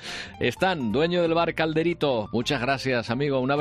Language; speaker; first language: Spanish; native; Spanish